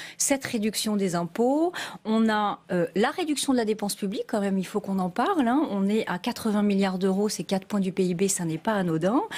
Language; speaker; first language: French; native; French